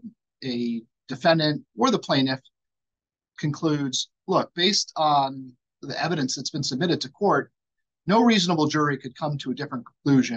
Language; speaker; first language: English; native; English